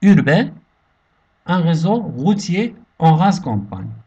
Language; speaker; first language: French; non-native, local second language; Arabic